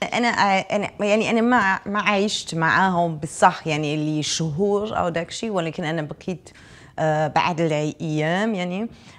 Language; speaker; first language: Arabic; non-native, fluent; Azerbaijani